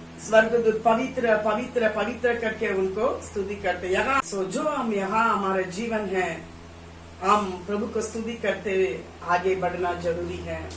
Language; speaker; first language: Hindi; non-native, local second language; Tamil